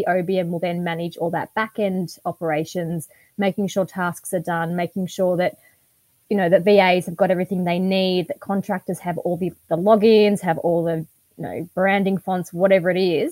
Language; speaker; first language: English; native; English